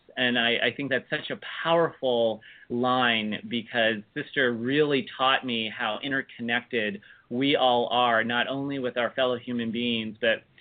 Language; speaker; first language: English; native; English